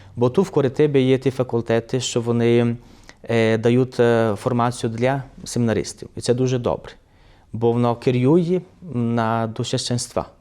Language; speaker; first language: Ukrainian; early bilingual, heritage; Ukrainian